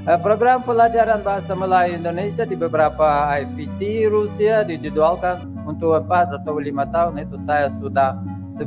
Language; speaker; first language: Indonesian; non-native, fluent; Russian